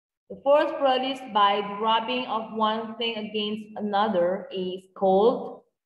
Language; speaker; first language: English; non-native, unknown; Indonesian